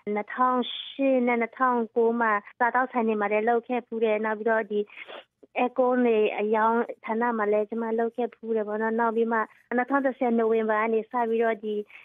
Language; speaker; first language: Burmese; non-native, local second language; Western Kayah